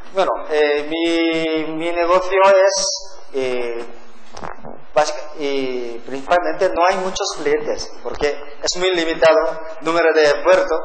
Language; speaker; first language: Spanish; non-native, learner; Korean